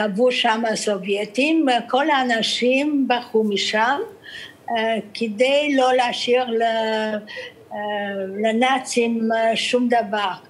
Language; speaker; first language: Hebrew; early bilingual, other home language; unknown